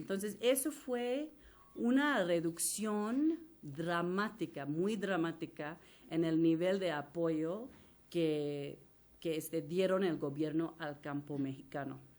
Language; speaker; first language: Spanish; non-native, fluent; English